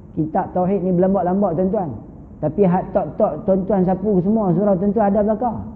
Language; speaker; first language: Malay; native; Malay